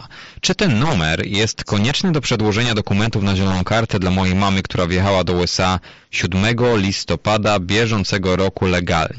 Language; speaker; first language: Polish; native; Polish